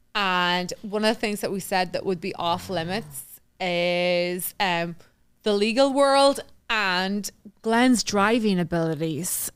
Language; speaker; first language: English; native; English